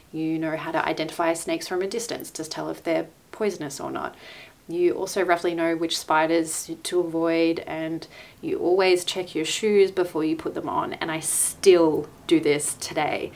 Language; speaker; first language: English; native; English